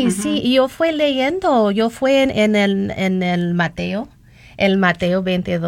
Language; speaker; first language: Spanish; non-native, learner; English